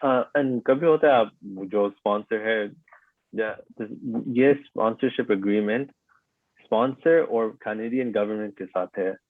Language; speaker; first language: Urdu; early bilingual, heritage; Urdu